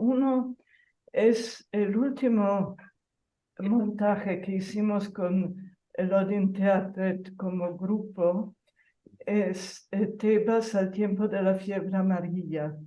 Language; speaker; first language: Spanish; non-native, fluent; Italian